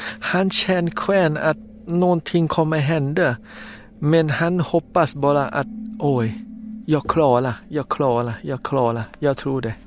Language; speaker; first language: Swedish; non-native, fluent; Thai